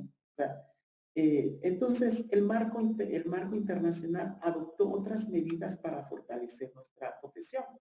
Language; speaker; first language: Spanish; native; Spanish